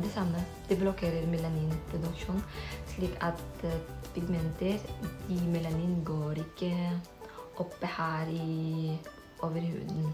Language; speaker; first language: Norwegian; non-native, fluent; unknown